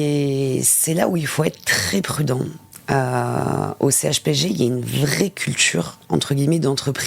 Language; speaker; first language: French; native; French